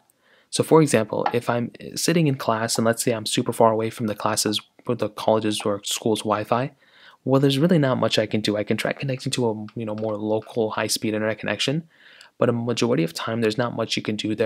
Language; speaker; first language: English; native; English